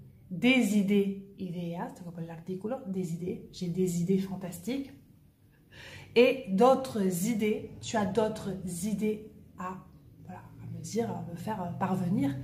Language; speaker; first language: French; native; French